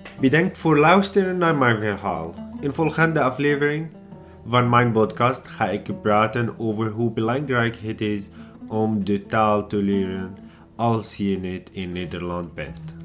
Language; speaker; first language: Dutch; non-native, learner; Arabic